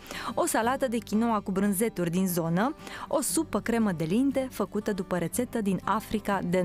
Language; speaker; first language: Romanian; native; Romanian